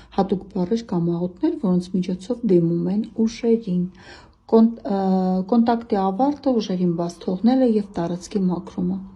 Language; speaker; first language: Armenian; native; Armenian